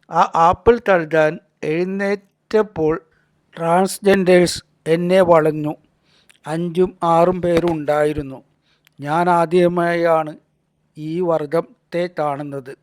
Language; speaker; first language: Malayalam; native; Malayalam